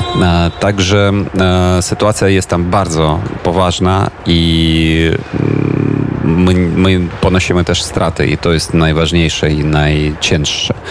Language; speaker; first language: Polish; non-native, fluent; Ukrainian